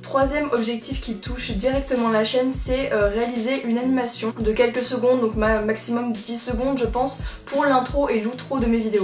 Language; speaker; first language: French; native; French